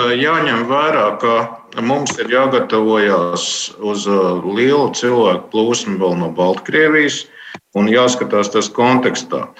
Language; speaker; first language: Latvian; non-native, local second language; Russian